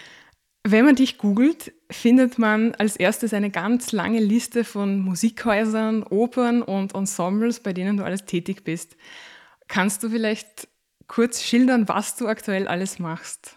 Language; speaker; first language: German; native; German